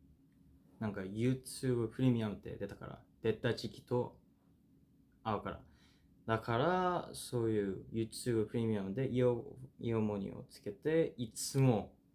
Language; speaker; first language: Japanese; non-native, fluent; Korean